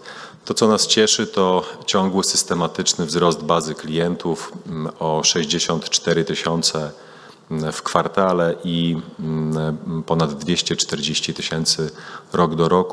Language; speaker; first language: Polish; native; Polish